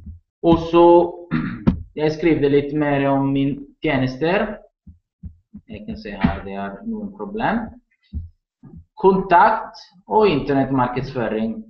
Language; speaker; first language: Norwegian; non-native, learner; Italian